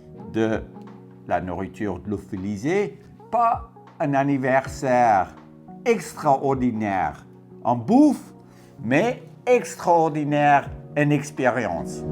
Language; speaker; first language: French; non-native, fluent; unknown